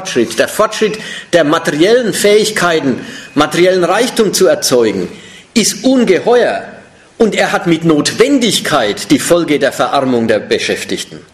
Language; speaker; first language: German; native; German